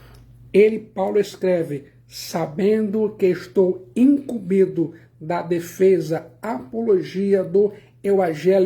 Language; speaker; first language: Portuguese; native; Portuguese